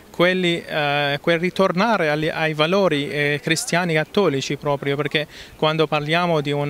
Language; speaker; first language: Italian; non-native, fluent; Arabic